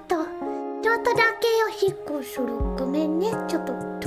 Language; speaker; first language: Japanese; non-native, learner; English